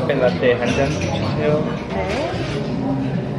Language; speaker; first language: Korean; non-native, learner; English